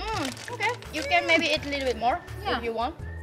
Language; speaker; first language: English; non-native, fluent; Indonesian